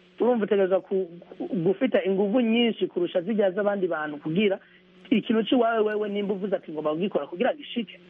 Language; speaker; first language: Rundi; early bilingual, heritage; Rundi